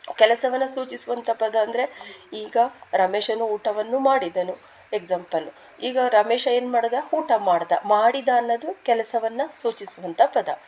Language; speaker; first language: Kannada; native; Kannada